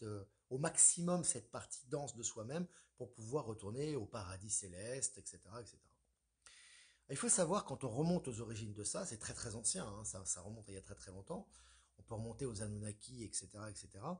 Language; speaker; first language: French; native; French